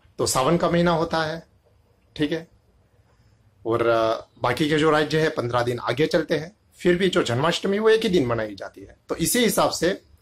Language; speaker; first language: Hindi; non-native, local second language; Gujarati